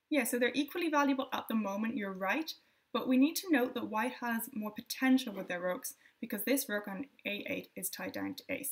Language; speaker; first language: English; native; English